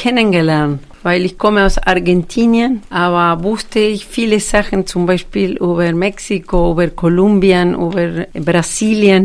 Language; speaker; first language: German; non-native, fluent; Spanish